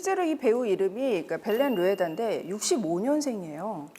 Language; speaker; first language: Korean; native; Korean